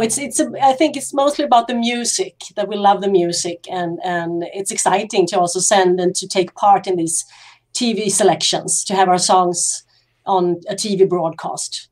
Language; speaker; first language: English; non-native, fluent; Swedish